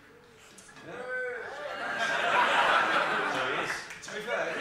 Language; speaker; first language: English; native; English